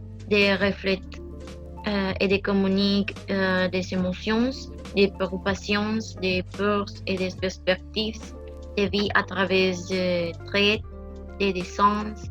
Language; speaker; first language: French; non-native, learner; Spanish